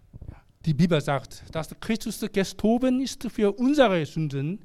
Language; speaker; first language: German; non-native, learner; Korean